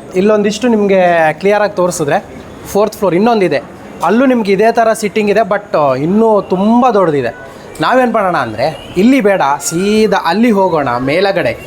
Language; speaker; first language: Kannada; native; Kannada